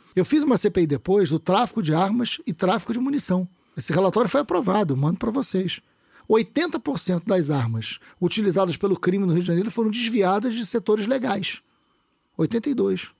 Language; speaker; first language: Portuguese; native; Portuguese